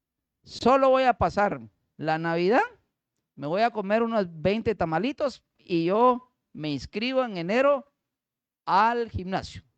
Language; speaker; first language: Spanish; native; Spanish